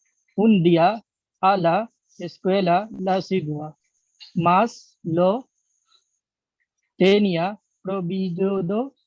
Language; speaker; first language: Spanish; non-native, learner; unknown